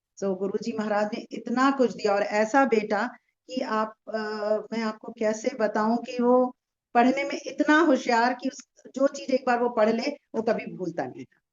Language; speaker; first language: Hindi; native; Hindi